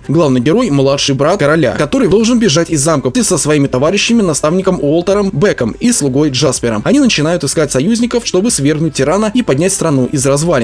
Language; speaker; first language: Russian; native; Russian